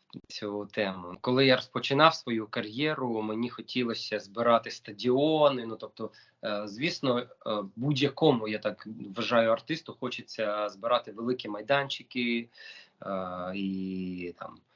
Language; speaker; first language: Ukrainian; native; Ukrainian